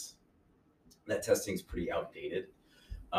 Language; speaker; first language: English; native; English